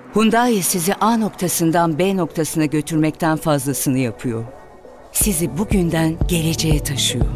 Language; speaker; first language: Turkish; native; Turkish